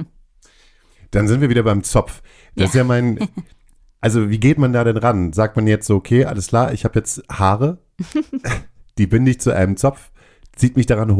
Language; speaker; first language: German; native; German